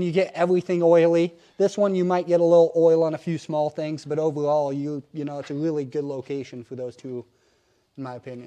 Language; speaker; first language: English; native; English